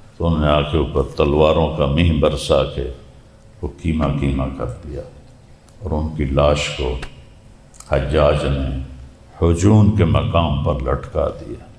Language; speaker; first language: Urdu; non-native, local second language; Punjabi